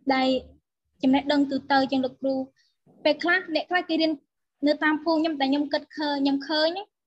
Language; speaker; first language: Khmer; non-native, local second language; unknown